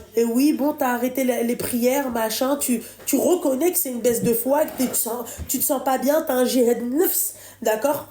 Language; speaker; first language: French; native; French